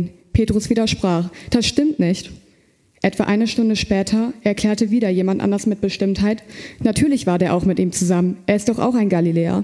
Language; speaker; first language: German; native; German